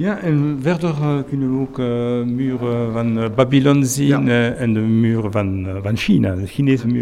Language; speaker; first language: Dutch; non-native, learner; French